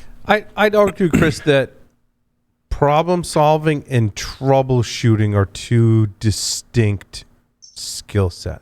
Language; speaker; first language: English; native; English